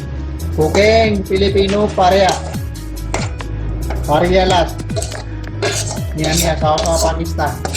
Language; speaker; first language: Filipino; non-native, learner; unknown